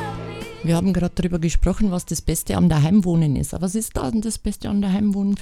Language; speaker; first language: German; native; German